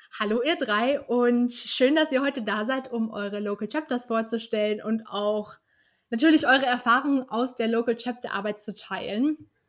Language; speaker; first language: German; native; German